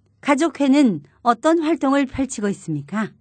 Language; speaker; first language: Korean; native; Korean